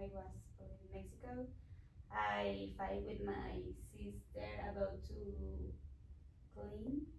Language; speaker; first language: English; non-native, learner; Spanish